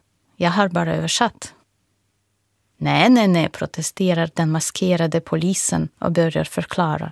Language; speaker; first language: Swedish; non-native, fluent; Russian